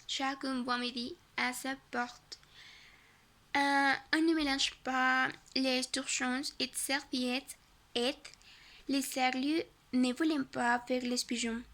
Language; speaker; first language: French; non-native, learner; Spanish